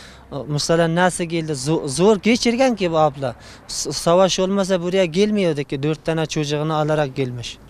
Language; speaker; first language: Turkish; non-native, learner; Uzbek